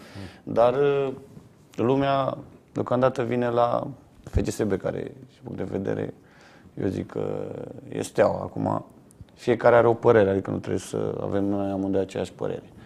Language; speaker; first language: Romanian; native; Romanian